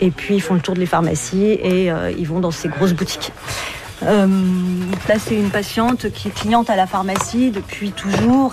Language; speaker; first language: French; native; French